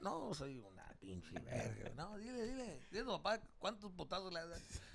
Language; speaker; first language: Spanish; early bilingual, heritage; Spanish